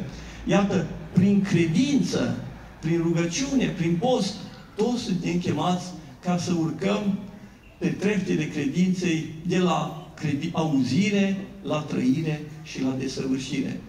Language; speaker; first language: Romanian; native; Romanian